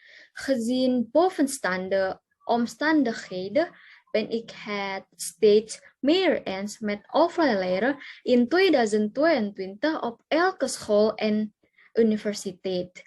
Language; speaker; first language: Dutch; non-native, learner; Indonesian